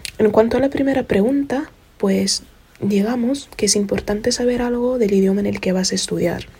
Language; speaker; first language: Spanish; non-native, fluent; Italian